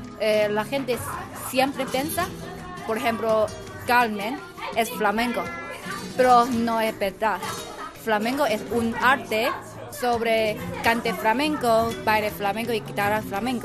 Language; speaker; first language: Spanish; non-native, learner; Chinese